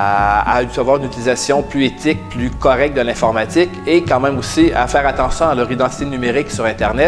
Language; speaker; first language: French; native; French